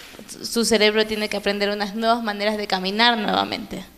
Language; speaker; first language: Spanish; native; Spanish